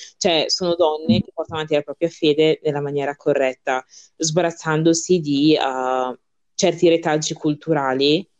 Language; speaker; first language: Italian; early bilingual, other home language; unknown